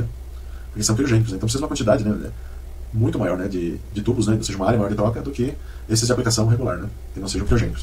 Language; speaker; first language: Portuguese; native; Portuguese